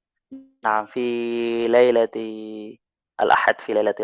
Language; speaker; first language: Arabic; non-native, fluent; Indonesian